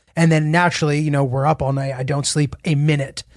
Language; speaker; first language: English; native; English